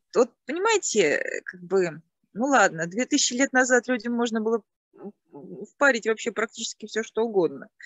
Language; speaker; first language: Russian; native; Russian